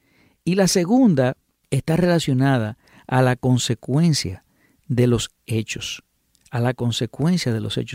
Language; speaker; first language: Spanish; native; Spanish